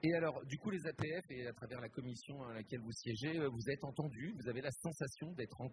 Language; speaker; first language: French; native; French